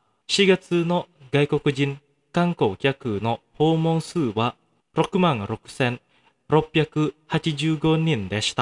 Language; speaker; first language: Japanese; non-native, fluent; Indonesian